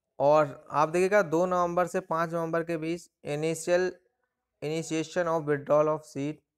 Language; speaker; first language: Hindi; native; Hindi